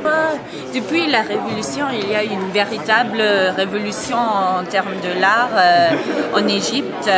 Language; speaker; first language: French; non-native, fluent; English